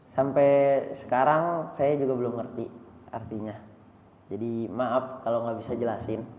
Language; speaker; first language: Indonesian; native; Indonesian